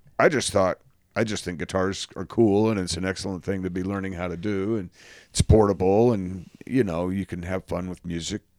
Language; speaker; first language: English; native; English